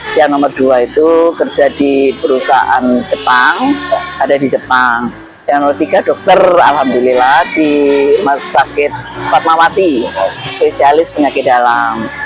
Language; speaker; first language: Indonesian; native; Indonesian